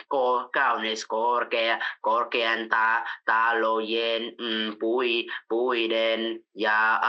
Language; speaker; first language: Finnish; non-native, learner; Vietnamese